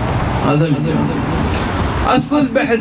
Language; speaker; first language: Arabic; native; Arabic